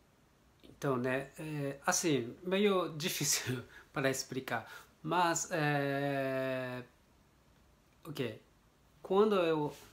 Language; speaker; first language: Portuguese; non-native, learner; Japanese